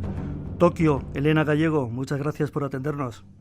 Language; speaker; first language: Spanish; native; Spanish